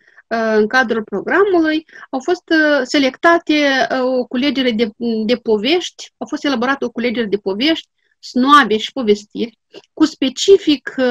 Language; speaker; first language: Romanian; non-native, local second language; Gagauz